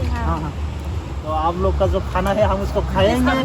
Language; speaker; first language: Hindi; non-native, local second language; Bodo